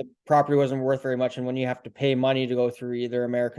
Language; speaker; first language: English; native; English